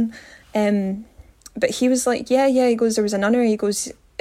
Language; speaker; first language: English; native; English